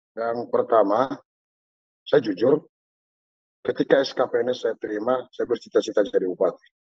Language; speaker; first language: Indonesian; non-native, local second language; Batak Toba